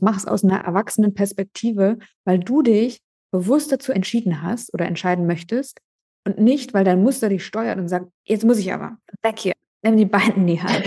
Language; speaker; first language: German; native; German